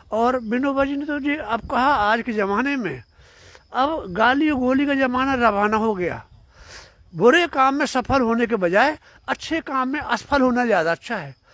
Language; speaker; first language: Hindi; native; Hindi